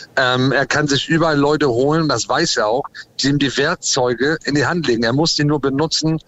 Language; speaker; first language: German; early bilingual, other home language; English